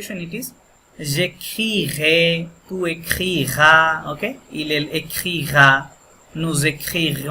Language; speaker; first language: French; non-native, fluent; Bangla